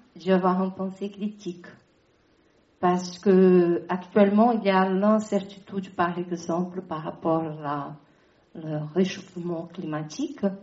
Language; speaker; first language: French; non-native, fluent; Portuguese